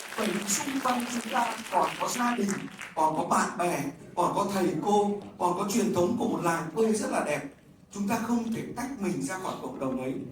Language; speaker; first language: Vietnamese; native; Vietnamese